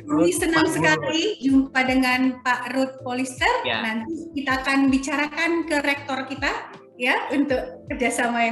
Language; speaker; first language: Indonesian; native; Indonesian